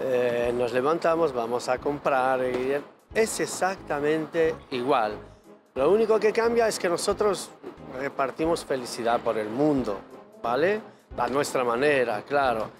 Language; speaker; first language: Spanish; native; Spanish